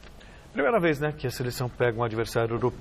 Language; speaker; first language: Portuguese; native; Portuguese